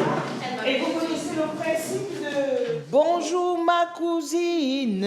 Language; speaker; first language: French; native; French